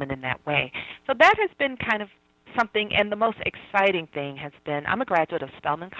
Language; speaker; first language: English; native; English